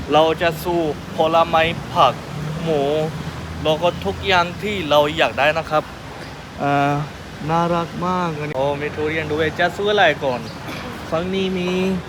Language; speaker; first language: Thai; non-native, fluent; Punjabi